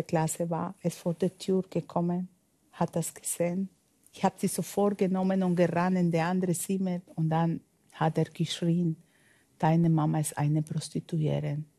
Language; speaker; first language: German; non-native, learner; Spanish